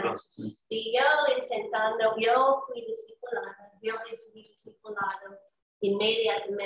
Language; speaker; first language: Spanish; non-native, learner; English